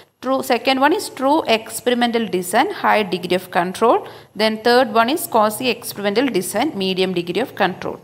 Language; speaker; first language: English; non-native, local second language; Malayalam